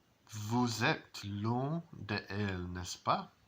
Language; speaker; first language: French; non-native, learner; English